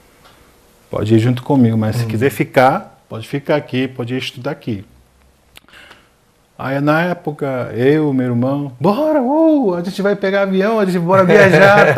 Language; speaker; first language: Portuguese; non-native, fluent; Korean